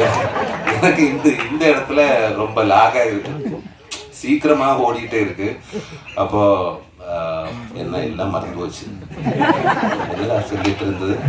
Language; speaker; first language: Tamil; non-native, learner; Malayalam